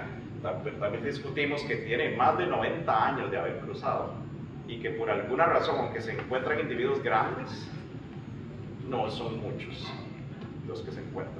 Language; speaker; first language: Spanish; native; Spanish